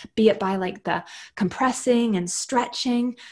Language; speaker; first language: English; native; English